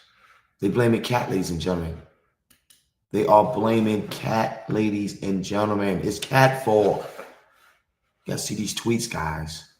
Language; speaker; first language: English; native; English